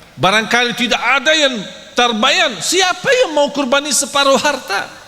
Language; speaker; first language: Malay; non-native, fluent; Arabic